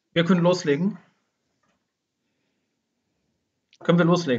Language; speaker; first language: German; native; German